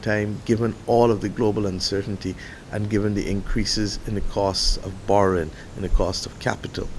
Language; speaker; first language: English; native; English